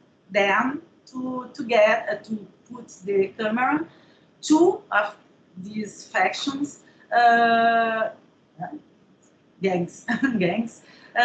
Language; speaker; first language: English; non-native, learner; Portuguese